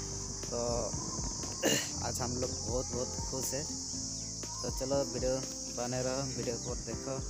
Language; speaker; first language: Hindi; non-native, local second language; Odia